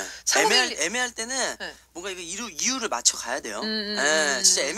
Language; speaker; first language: Korean; native; Korean